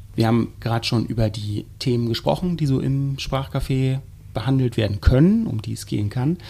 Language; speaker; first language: German; native; German